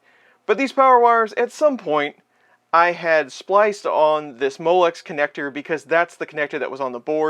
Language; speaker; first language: English; native; English